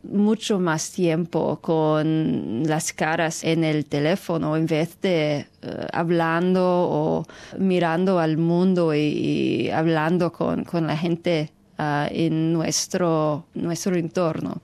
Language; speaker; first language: Spanish; non-native, fluent; English